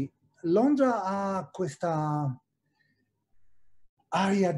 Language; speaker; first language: Italian; non-native, fluent; Hebrew